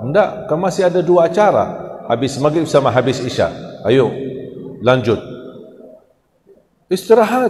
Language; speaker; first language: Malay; non-native, fluent; Arabic